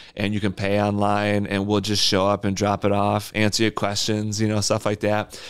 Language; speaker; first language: English; native; English